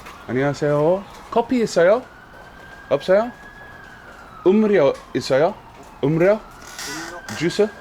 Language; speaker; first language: Korean; non-native, learner; English